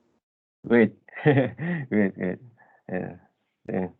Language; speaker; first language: English; non-native, learner; Indonesian